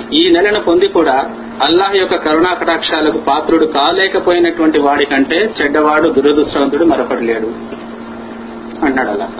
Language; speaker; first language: Telugu; non-native, local second language; Urdu